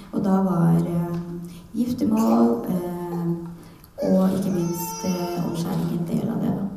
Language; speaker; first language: Norwegian; early bilingual, other home language; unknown